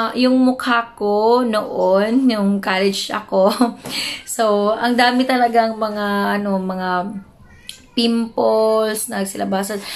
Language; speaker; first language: Filipino; native; Filipino